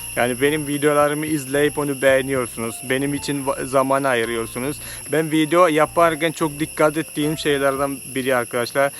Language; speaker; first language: Turkish; non-native, fluent; Malayalam